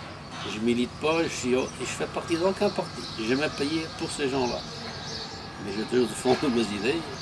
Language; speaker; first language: French; non-native, fluent; Portuguese